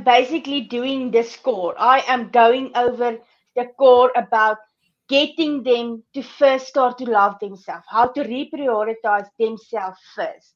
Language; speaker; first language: English; non-native, local second language; Afrikaans